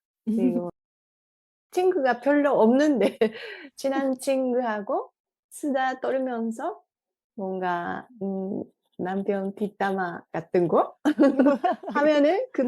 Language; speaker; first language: Korean; non-native, fluent; Japanese